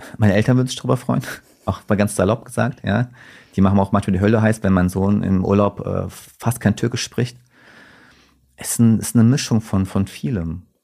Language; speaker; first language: German; early bilingual, other home language; Turkish